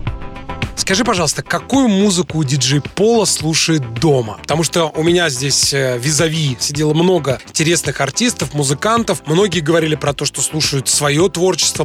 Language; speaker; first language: Russian; native; Russian